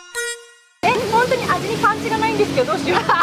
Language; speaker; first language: Japanese; native; Japanese